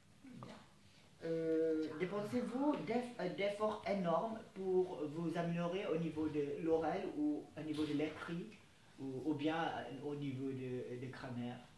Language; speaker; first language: French; non-native, fluent; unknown